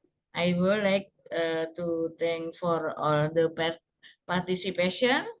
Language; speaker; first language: English; non-native, learner; Indonesian